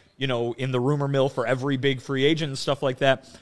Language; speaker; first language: English; native; English